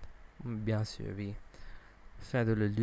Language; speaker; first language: French; non-native, learner; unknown